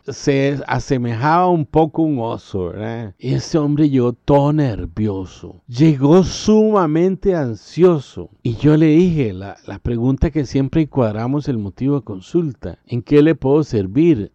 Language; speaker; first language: Spanish; native; Spanish